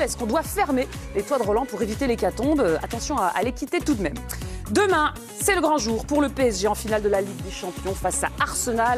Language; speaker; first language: French; native; French